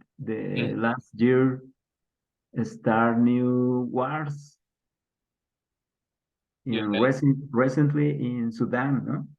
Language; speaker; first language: English; non-native, learner; Spanish